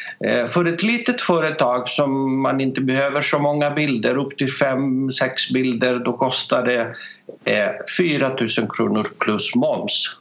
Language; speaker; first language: Swedish; non-native, fluent; Greek